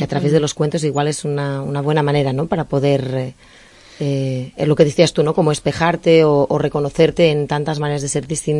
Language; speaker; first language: Spanish; native; Spanish